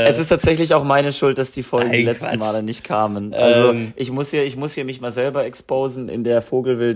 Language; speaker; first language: German; native; German